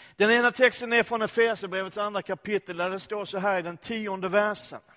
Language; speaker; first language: Swedish; native; Swedish